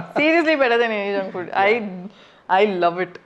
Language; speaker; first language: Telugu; non-native, fluent; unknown